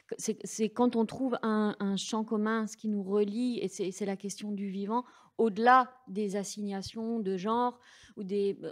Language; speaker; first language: French; native; French